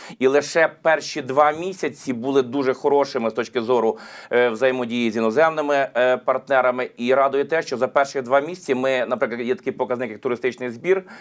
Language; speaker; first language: Ukrainian; native; Ukrainian